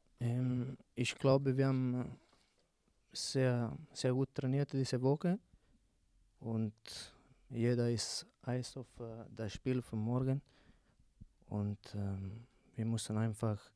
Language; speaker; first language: German; non-native, learner; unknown